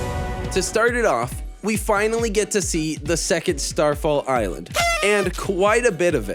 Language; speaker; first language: English; native; English